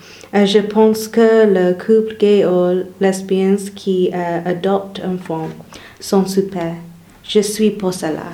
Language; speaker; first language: French; non-native, learner; English